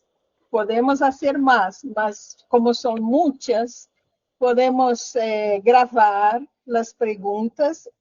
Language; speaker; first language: Spanish; non-native, learner; Portuguese